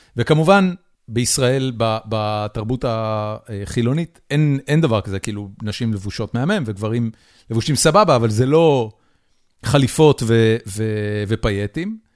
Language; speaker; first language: Hebrew; native; Hebrew